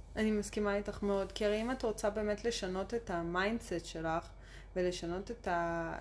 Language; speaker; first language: Hebrew; early bilingual, other home language; Russian